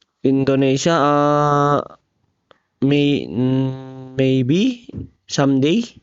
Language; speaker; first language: English; non-native, local second language; Filipino